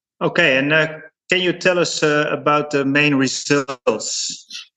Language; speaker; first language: English; non-native, fluent; Dutch